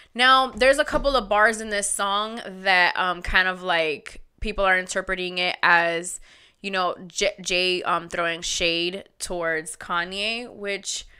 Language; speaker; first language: English; early bilingual, other home language; Spanish